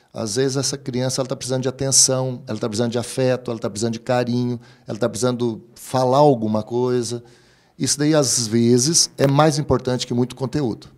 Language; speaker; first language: Portuguese; native; Portuguese